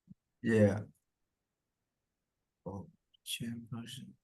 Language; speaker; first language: English; non-native, learner; Vietnamese